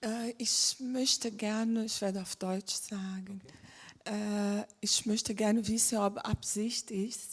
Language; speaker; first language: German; non-native, fluent; French